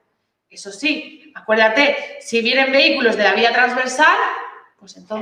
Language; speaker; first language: Spanish; native; Spanish